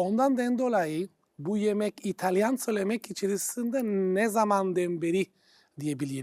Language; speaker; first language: Turkish; non-native, fluent; Italian